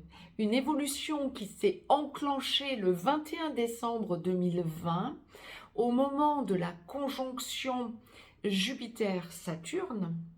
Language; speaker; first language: French; native; French